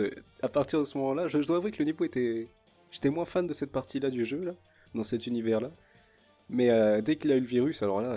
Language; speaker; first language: French; native; French